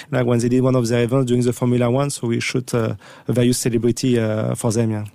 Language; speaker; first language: English; non-native, fluent; French